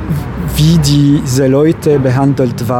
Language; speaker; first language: German; non-native, local second language; French